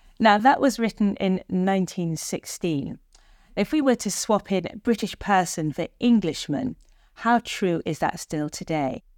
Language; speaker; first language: English; native; English